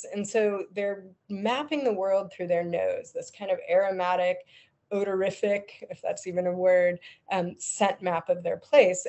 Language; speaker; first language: English; native; English